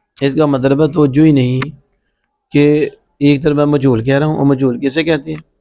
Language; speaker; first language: Urdu; non-native, local second language; Punjabi